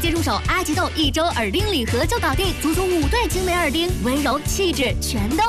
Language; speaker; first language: Chinese; native; Chinese